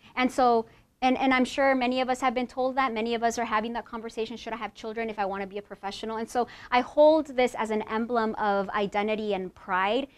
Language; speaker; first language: English; native; English